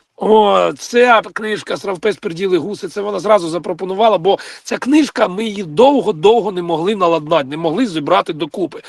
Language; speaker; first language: Ukrainian; non-native, local second language; Russian